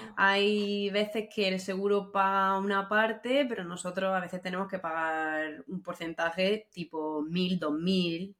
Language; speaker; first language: Spanish; native; Spanish